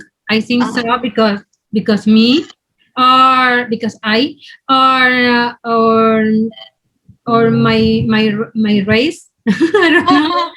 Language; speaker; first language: English; non-native, learner; Spanish